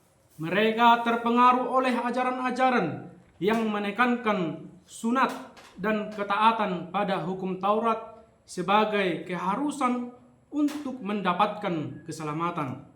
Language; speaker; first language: Indonesian; native; Indonesian